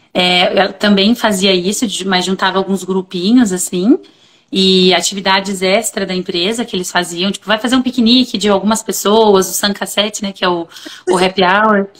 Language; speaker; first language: Portuguese; native; Portuguese